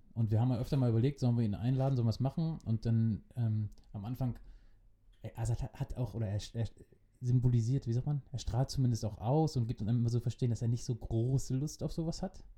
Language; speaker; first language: German; native; German